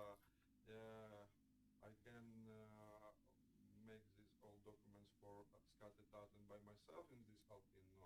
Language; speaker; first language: English; non-native, learner; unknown